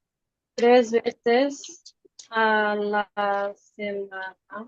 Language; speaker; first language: Spanish; non-native, fluent; Bangla